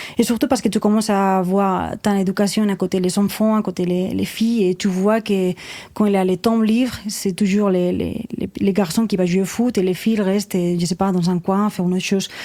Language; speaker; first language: French; non-native, fluent; Spanish